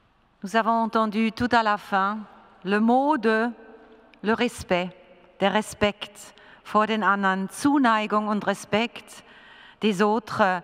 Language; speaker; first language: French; non-native, fluent; German